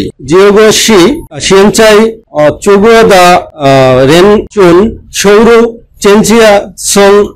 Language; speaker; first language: Chinese; non-native, learner; Bangla